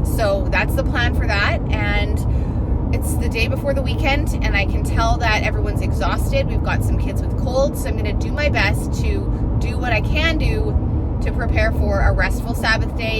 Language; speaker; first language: English; native; English